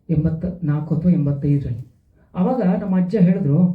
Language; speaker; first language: Kannada; native; Kannada